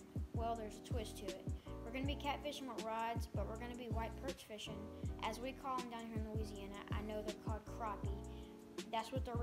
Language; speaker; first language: English; native; English